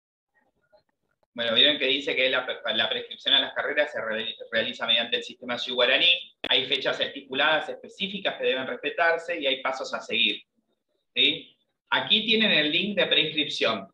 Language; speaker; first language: Spanish; native; Spanish